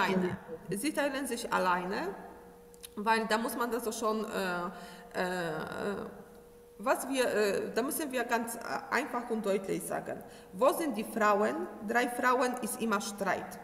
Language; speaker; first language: German; non-native, learner; Polish